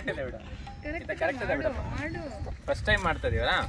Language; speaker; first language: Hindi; non-native, local second language; Kannada